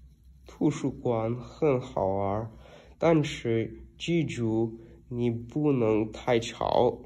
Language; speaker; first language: Chinese; non-native, learner; English